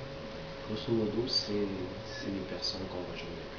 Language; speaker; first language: French; native; French